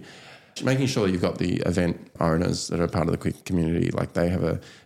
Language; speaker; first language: English; native; English